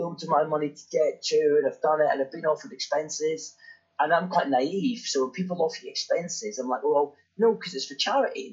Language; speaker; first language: English; native; English